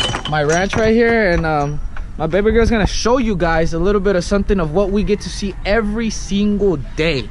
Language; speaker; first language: English; early bilingual, other home language; Spanish